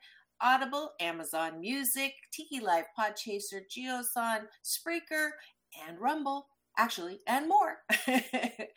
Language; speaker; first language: English; native; English